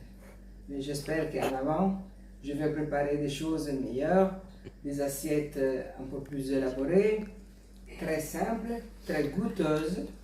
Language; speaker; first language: French; non-native, fluent; Italian